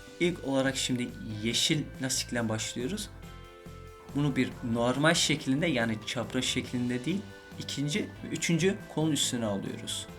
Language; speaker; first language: Turkish; early bilingual, heritage; Turkish